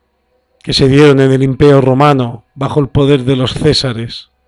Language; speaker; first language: Spanish; native; Spanish